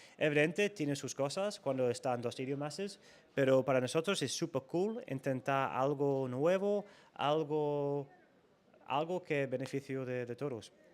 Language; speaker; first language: Spanish; non-native, learner; English